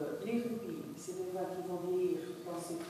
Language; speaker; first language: French; non-native, fluent; Portuguese